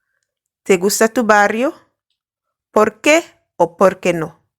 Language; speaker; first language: Spanish; non-native, fluent; English